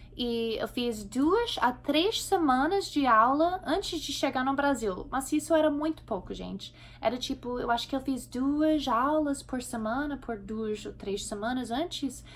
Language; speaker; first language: Portuguese; non-native, fluent; English